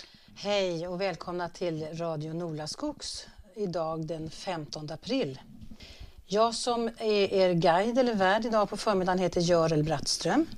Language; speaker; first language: Swedish; native; Swedish